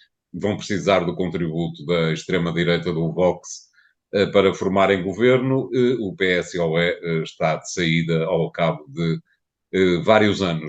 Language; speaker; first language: Portuguese; native; Portuguese